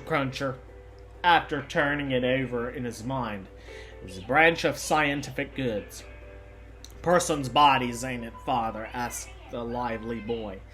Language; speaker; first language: English; native; English